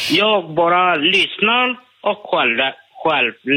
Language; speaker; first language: Swedish; non-native, learner; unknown